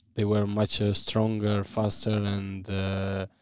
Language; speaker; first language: English; non-native, fluent; Albanian